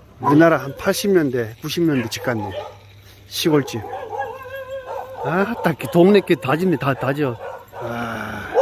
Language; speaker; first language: Korean; native; Korean